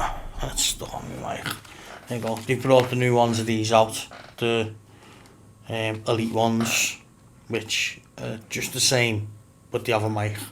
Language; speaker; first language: English; native; English